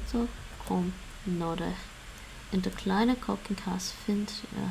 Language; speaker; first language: Dutch; non-native, learner; English